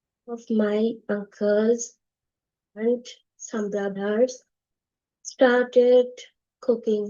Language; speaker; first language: English; non-native, learner; Bangla